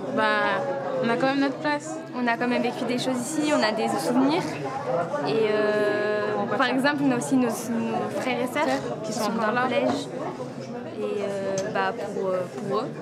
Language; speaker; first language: French; native; French